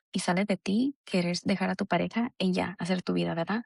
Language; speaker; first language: Spanish; early bilingual, heritage; Spanish